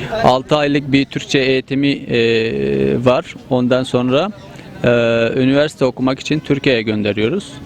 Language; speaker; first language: Turkish; non-native, fluent; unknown